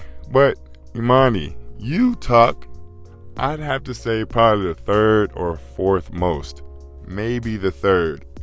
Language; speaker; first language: English; native; English